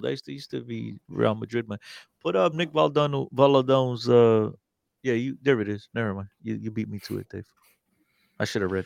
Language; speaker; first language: English; early bilingual, other home language; Portuguese